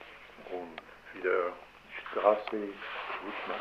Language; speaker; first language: German; non-native, learner; French